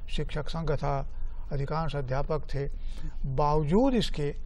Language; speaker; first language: Hindi; native; Hindi